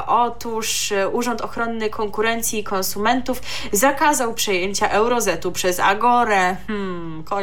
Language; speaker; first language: Polish; native; Polish